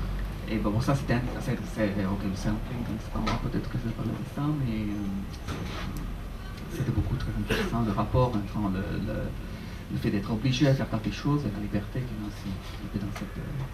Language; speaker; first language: French; non-native, fluent; Italian